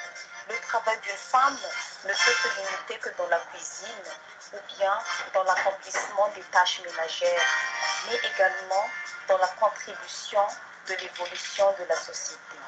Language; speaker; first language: French; non-native, local second language; Malagasy